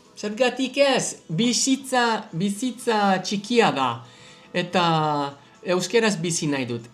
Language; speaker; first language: Basque; non-native, learner; English